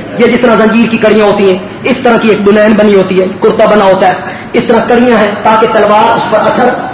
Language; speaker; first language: Urdu; non-native, local second language; Punjabi